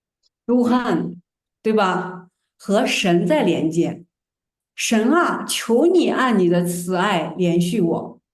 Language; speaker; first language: Chinese; native; Chinese